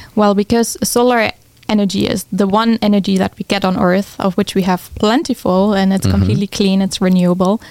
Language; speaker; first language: English; non-native, fluent; German